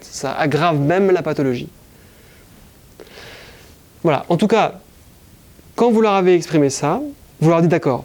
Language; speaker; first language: French; native; French